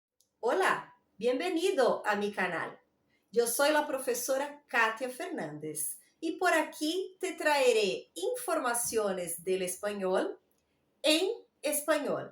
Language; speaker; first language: Spanish; non-native, fluent; Portuguese